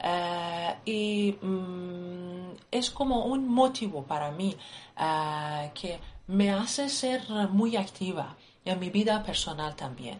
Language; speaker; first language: Spanish; non-native, fluent; Persian